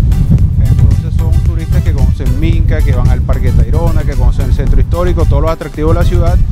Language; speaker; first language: Spanish; native; Spanish